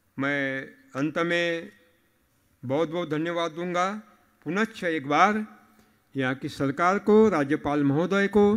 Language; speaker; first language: Hindi; non-native, local second language; Marathi